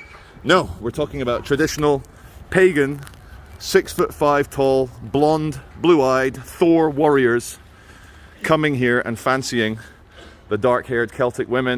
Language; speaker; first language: English; native; English